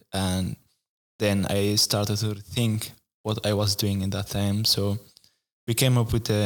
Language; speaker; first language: English; non-native, fluent; Arabic